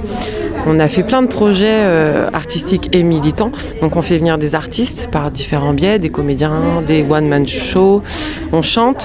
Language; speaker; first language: French; native; French